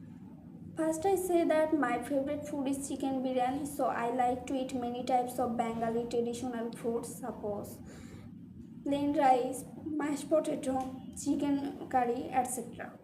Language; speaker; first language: English; non-native, learner; Bangla